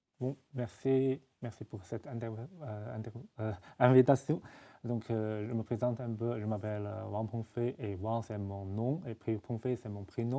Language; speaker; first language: French; non-native, fluent; Chinese